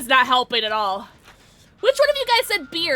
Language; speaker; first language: English; native; English